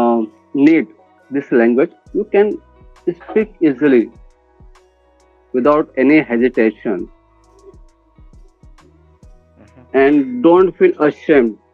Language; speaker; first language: English; non-native, learner; Hindi